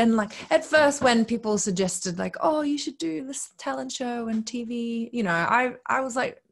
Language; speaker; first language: English; early bilingual, other home language; Korean